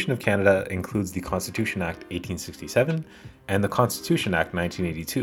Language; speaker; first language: English; native; English